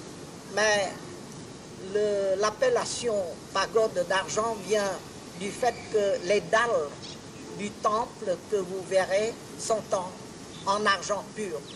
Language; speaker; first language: French; non-native, local second language; Khmer